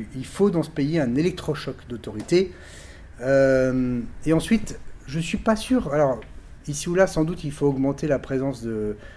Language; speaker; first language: French; native; French